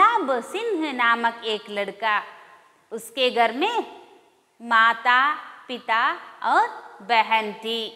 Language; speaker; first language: Hindi; non-native, local second language; Kannada